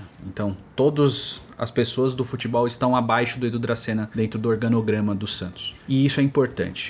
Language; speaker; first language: Portuguese; native; Portuguese